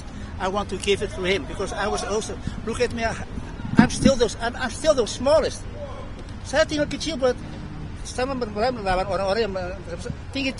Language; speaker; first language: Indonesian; early bilingual, heritage; Indonesian